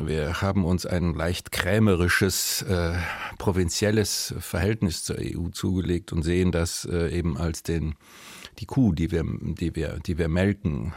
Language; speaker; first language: German; native; German